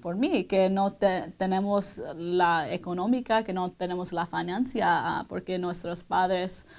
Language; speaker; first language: Spanish; early bilingual, heritage; Spanish